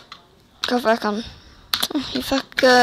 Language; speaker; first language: Icelandic; early bilingual, heritage; Icelandic